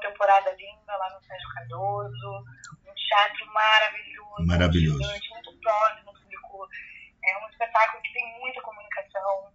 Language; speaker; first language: Portuguese; native; Portuguese